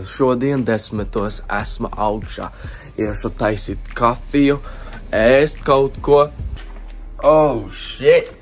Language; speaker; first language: Latvian; early bilingual, heritage; English